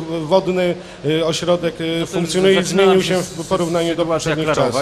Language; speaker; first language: Polish; native; Polish